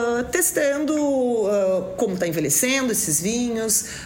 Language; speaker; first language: Portuguese; native; Portuguese